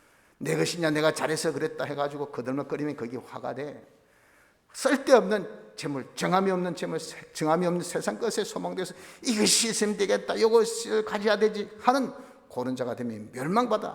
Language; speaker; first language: Korean; native; Korean